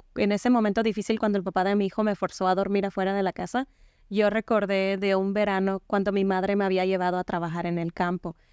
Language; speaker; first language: Spanish; non-native, local second language; Mixtepec Mixtec